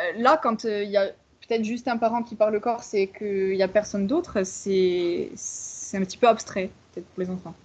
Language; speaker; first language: French; native; French